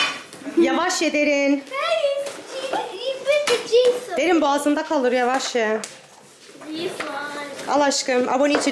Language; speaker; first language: Turkish; native; Turkish